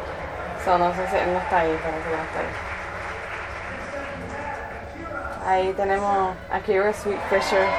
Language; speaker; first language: Spanish; early bilingual, heritage; Spanish